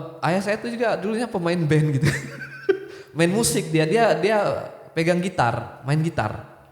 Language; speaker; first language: Indonesian; non-native, local second language; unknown